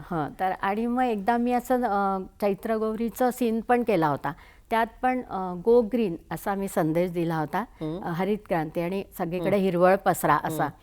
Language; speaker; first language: Marathi; native; Marathi